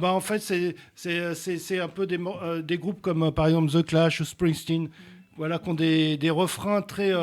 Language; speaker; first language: French; native; French